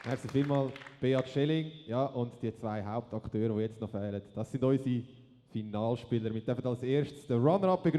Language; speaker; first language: German; native; German